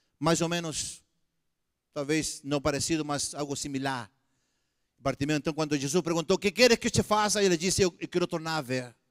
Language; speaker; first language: Portuguese; non-native, fluent; Spanish